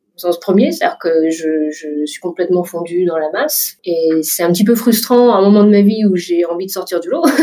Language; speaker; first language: French; early bilingual, other home language; Vietnamese